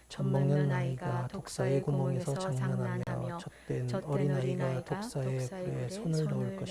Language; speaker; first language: Korean; native; Korean